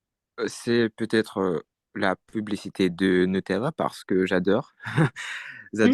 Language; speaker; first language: French; non-native, learner; Russian